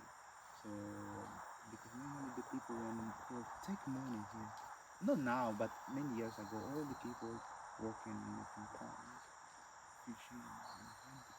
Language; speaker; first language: English; non-native, local second language; Spanish